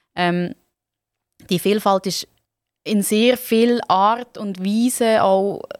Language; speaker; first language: German; native; German